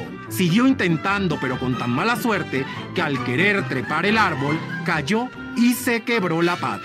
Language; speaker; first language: Spanish; native; Spanish